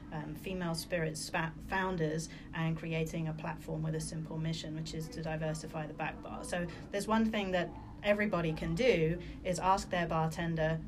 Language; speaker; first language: English; early bilingual, other home language; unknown